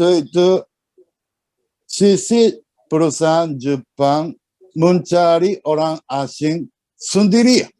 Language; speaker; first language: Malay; non-native, learner; Japanese